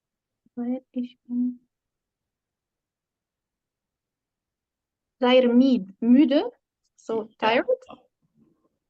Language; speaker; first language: German; non-native, learner; Arabic